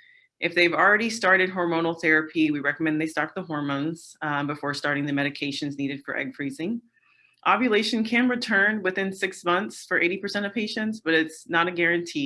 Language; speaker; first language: English; native; English